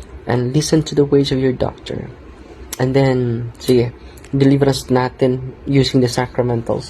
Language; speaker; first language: English; non-native, local second language; Filipino